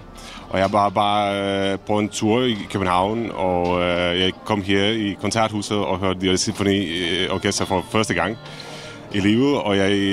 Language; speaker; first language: Danish; non-native, fluent; Czech